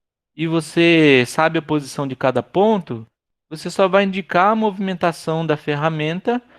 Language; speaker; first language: Portuguese; native; Portuguese